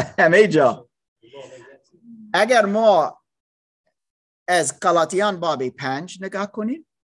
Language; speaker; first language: Persian; non-native, learner; English